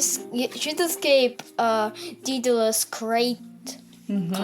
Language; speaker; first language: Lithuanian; early bilingual, heritage; Lithuanian